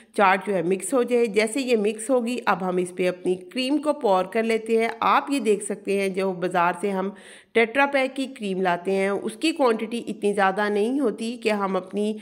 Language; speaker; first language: Urdu; native; Urdu